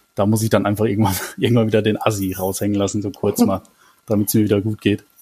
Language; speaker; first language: German; native; German